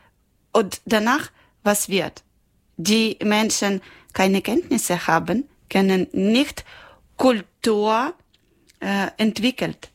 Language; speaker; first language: German; non-native, learner; Ukrainian